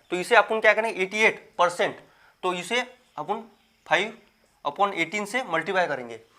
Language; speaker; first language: Hindi; non-native, local second language; Marathi